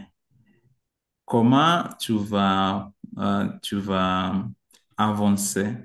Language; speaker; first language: French; non-native, learner; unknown